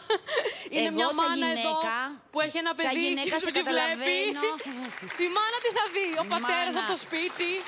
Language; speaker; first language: Greek; native; Greek